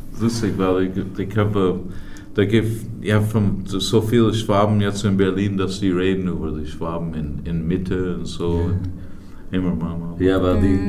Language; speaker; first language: German; non-native, fluent; English